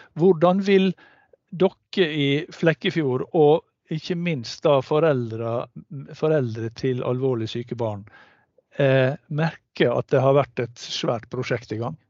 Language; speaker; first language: Norwegian; native; Norwegian